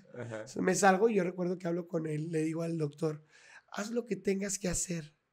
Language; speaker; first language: Spanish; native; Spanish